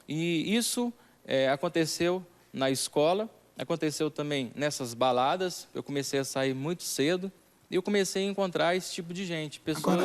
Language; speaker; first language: Portuguese; native; Portuguese